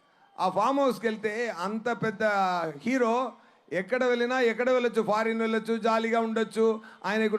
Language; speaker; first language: Telugu; non-native, local second language; Tamil